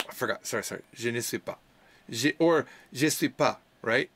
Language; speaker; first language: French; non-native, learner; English